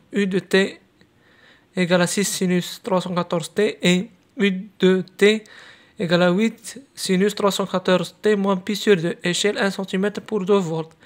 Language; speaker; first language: French; non-native, local second language; Arabic